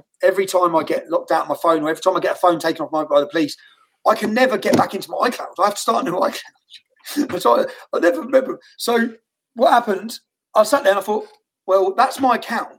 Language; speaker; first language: English; native; English